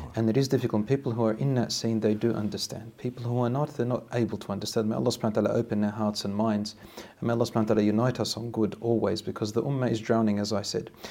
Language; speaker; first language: English; native; English